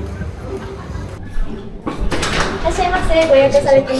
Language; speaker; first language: Japanese; native; Japanese